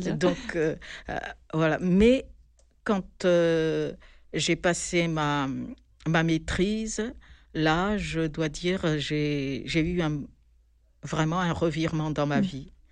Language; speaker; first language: French; non-native, local second language; Malagasy